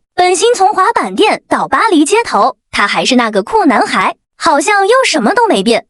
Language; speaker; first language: Chinese; native; Chinese